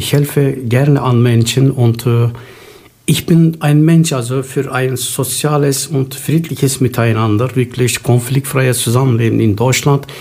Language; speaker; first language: German; non-native, fluent; Turkish